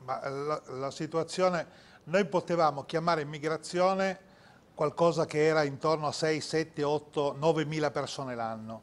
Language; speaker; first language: Italian; native; Italian